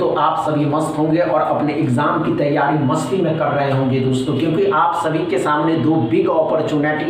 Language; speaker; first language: Hindi; native; Hindi